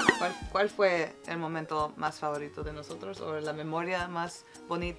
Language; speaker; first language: Spanish; early bilingual, heritage; Spanish